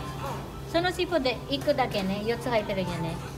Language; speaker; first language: Japanese; non-native, fluent; Filipino